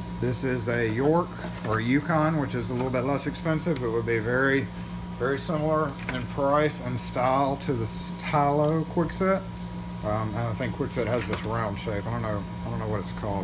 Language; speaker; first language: English; native; English